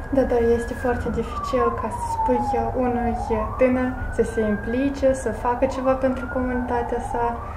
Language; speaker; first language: Romanian; non-native, local second language; Bulgarian